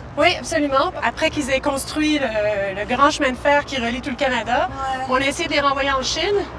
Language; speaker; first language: French; native; French